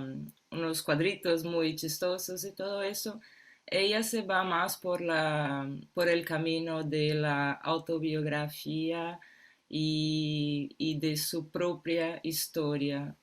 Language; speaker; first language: Spanish; non-native, fluent; Portuguese